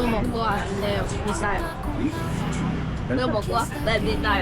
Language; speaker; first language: Korean; non-native, learner; Vietnamese